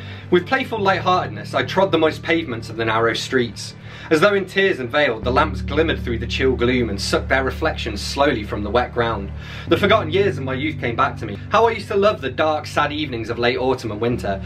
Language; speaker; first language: English; native; English